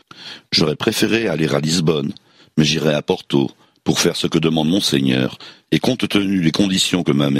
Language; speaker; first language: French; native; French